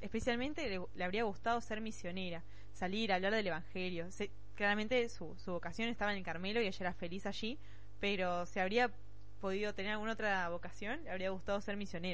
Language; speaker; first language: Spanish; native; Spanish